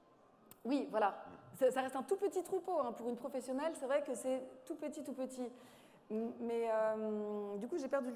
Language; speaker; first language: French; native; French